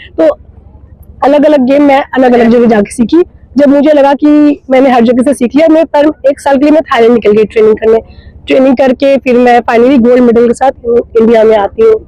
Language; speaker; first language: Hindi; native; Hindi